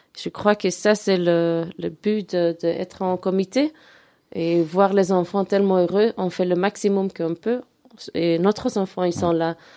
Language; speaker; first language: French; non-native, local second language; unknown